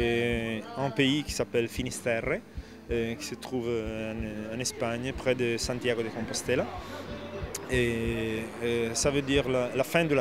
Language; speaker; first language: French; non-native, fluent; Italian